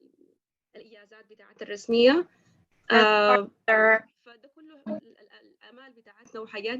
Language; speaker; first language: Arabic; native; Arabic